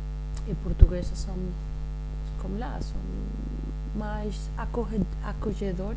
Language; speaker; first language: Portuguese; non-native, learner; Spanish